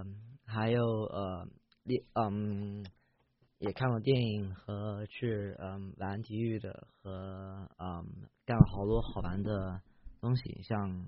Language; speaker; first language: Chinese; early bilingual, heritage; Chinese